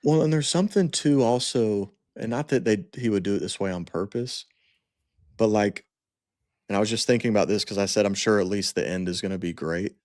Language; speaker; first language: English; native; English